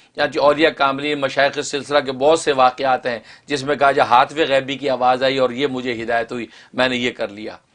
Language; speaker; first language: Urdu; native; Urdu